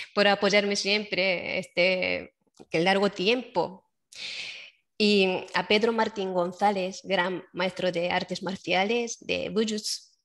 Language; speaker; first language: Spanish; non-native, fluent; Japanese